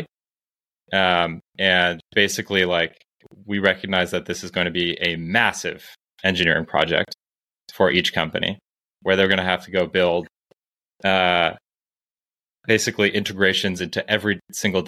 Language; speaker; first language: English; native; English